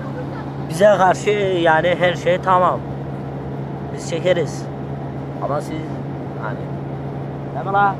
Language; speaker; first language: Turkish; native; Turkish